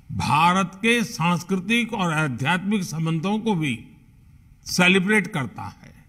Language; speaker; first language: Hindi; non-native, local second language; Gujarati